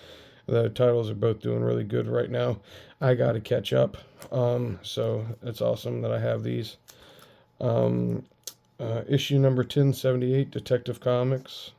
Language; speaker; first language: English; native; English